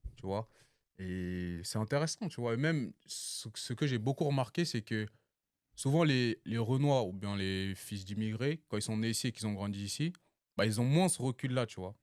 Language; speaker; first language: French; early bilingual, other home language; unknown